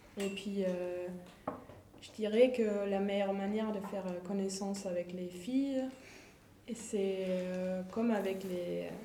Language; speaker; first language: French; native; French